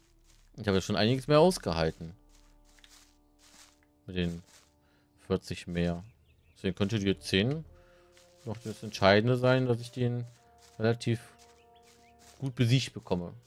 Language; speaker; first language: German; native; German